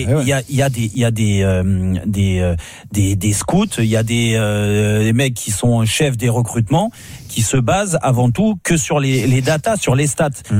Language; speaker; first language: French; native; French